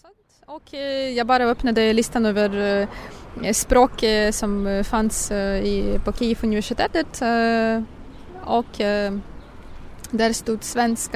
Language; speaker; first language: Swedish; non-native, fluent; Russian